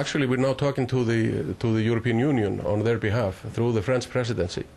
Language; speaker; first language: English; non-native, fluent; Icelandic